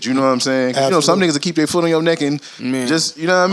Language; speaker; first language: English; native; English